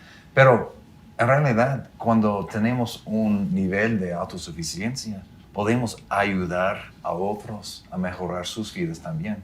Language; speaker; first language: Spanish; non-native, fluent; English